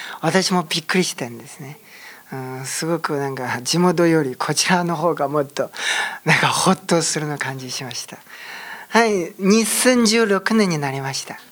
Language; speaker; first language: Japanese; non-native, fluent; Chinese